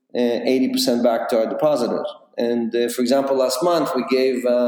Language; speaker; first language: English; non-native, fluent; Russian